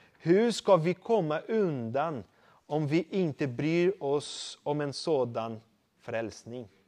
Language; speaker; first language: Swedish; non-native, fluent; Portuguese